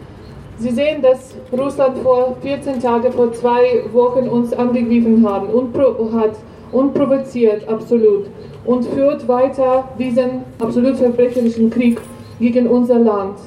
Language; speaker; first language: German; non-native, fluent; Ukrainian